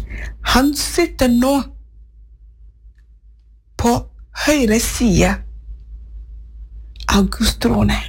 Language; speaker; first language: Norwegian; non-native, fluent; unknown